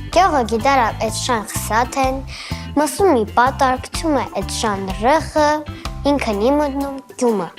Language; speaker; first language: Armenian; native; Armenian